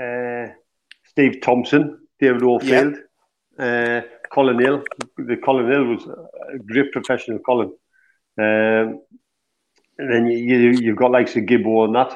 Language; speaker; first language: English; native; English